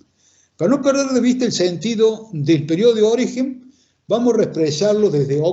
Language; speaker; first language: Spanish; native; Spanish